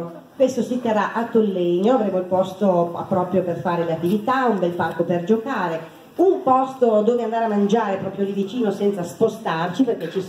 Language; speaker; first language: Italian; native; Italian